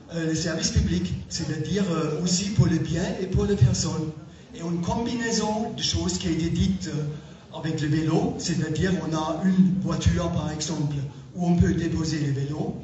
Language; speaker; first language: French; non-native, fluent; German